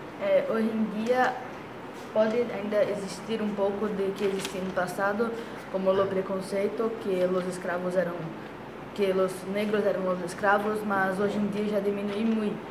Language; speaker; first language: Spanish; non-native, learner; Portuguese